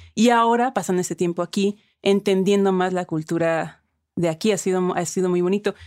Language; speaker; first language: Spanish; early bilingual, other home language; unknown